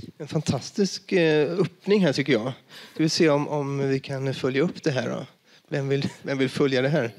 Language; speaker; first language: Swedish; native; Swedish